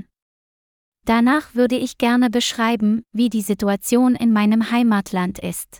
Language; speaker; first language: German; non-native, fluent; Vietnamese